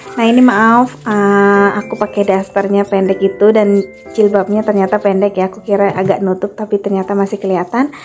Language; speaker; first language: Indonesian; native; Indonesian